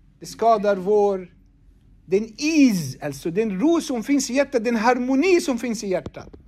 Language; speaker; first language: Swedish; non-native, fluent; Arabic